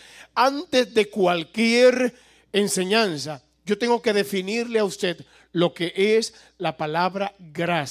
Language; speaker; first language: Spanish; native; Spanish